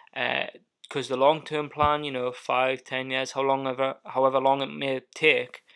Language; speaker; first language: English; native; English